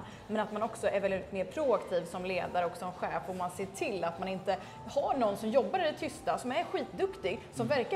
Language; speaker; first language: Swedish; native; Swedish